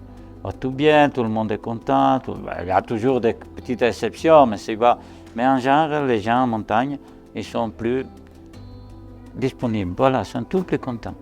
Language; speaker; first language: French; non-native, local second language; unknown